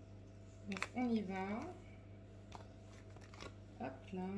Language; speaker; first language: French; native; French